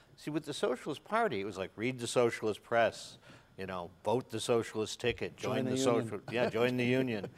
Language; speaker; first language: English; native; English